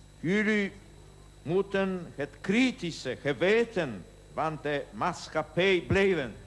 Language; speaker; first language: Dutch; non-native, learner; Polish